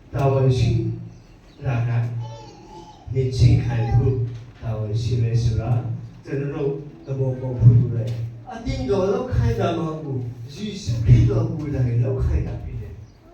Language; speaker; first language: Burmese; non-native, local second language; Hakha Chin